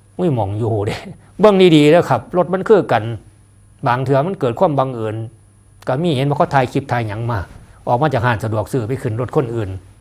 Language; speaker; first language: Thai; native; Thai